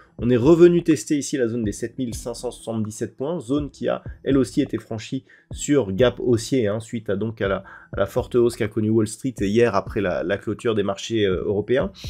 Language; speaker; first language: French; native; French